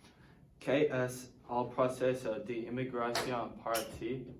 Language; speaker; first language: Spanish; non-native, learner; English